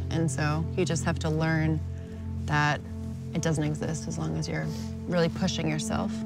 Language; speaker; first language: English; native; English